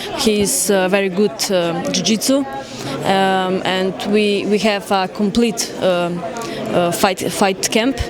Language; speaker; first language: English; non-native, learner; Slovenian